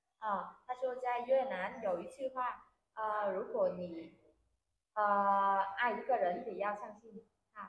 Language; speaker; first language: Chinese; non-native, fluent; Vietnamese